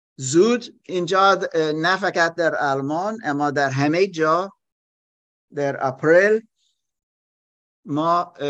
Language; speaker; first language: Persian; non-native, learner; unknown